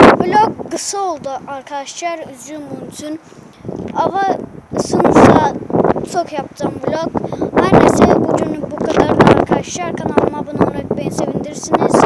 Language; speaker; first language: Turkish; non-native, learner; Azerbaijani